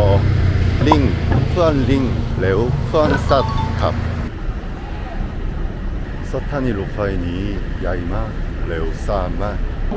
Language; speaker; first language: Thai; non-native, learner; Korean